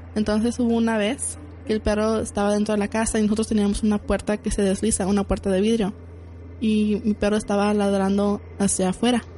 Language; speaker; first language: Spanish; early bilingual, heritage; Spanish